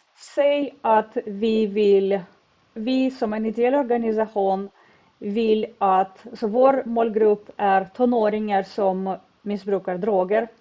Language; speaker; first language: Swedish; non-native, fluent; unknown